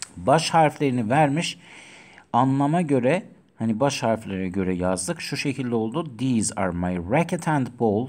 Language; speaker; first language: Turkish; non-native, fluent; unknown